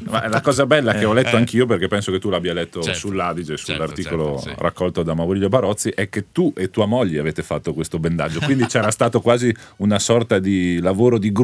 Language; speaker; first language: Italian; native; Italian